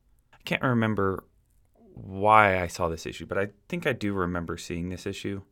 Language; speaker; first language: English; native; English